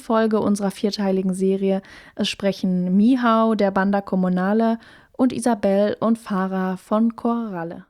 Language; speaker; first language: German; native; German